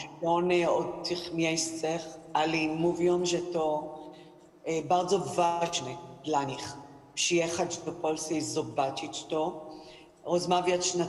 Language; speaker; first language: Polish; non-native, learner; Hebrew